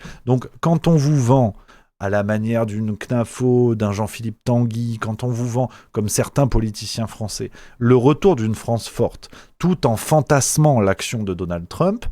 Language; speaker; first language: French; native; French